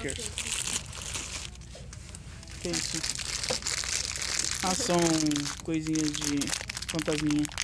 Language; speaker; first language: Portuguese; native; Portuguese